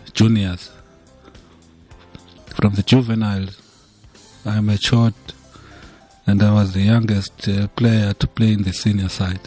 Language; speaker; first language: English; non-native, local second language; Zulu